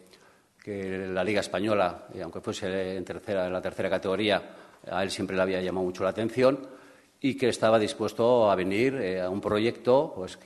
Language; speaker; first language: Spanish; native; Spanish